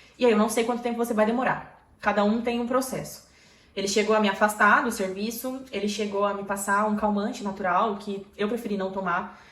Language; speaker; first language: Portuguese; native; Portuguese